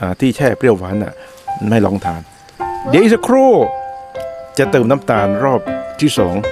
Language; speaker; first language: Thai; native; Thai